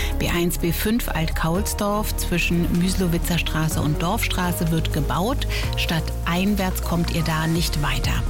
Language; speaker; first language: German; native; German